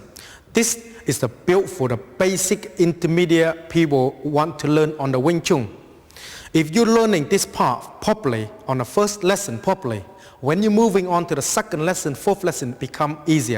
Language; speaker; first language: English; non-native, fluent; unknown